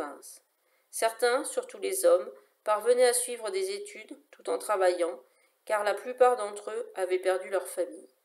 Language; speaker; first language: French; native; French